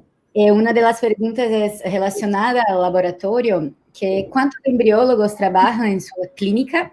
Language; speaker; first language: Spanish; non-native, learner; Portuguese